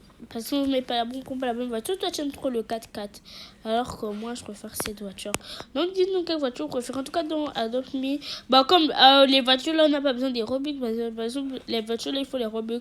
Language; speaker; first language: French; native; French